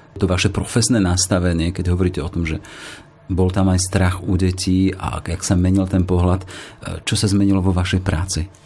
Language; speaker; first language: Slovak; native; Slovak